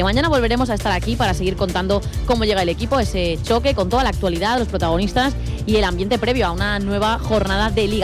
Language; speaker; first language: Spanish; native; Spanish